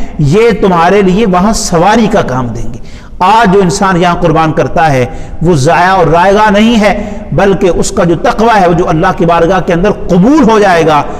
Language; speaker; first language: Urdu; non-native, local second language; Punjabi